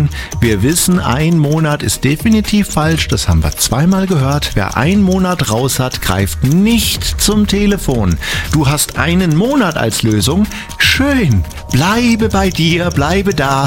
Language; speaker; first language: German; native; German